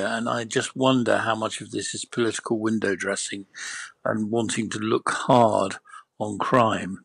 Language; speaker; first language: English; native; English